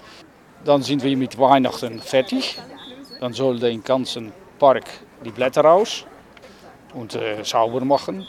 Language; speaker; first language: German; non-native, learner; Dutch